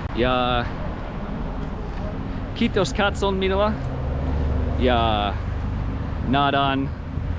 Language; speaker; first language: Finnish; non-native, learner; English